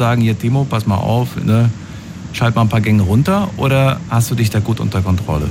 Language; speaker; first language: German; native; German